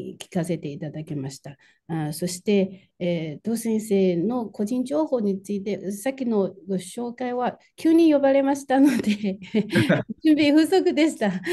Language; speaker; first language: Japanese; non-native, fluent; Chinese